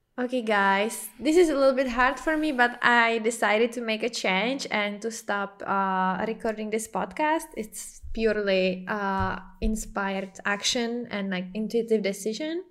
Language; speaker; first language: English; non-native, fluent; Czech